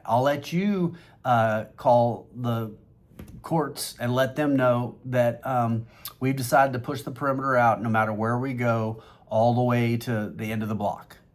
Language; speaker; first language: English; native; English